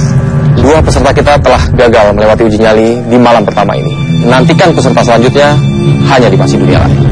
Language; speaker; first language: Indonesian; native; Indonesian